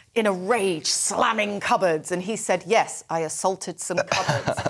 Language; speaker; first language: English; native; English